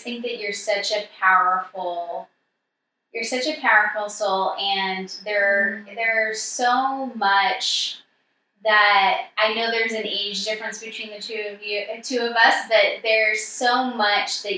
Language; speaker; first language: English; native; English